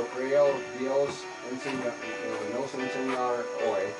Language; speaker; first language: Spanish; non-native, learner; English